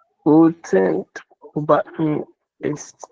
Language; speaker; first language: German; non-native, learner; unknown